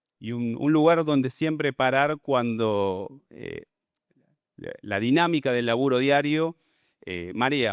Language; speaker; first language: Spanish; native; Spanish